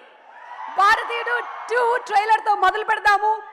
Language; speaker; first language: Telugu; native; Telugu